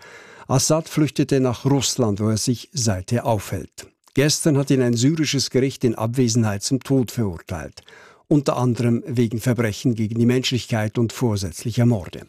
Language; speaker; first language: German; native; German